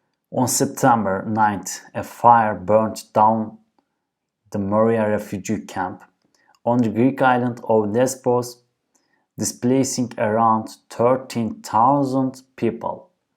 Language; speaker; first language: English; non-native, fluent; Turkish